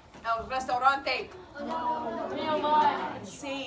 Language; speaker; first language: Spanish; non-native, learner; English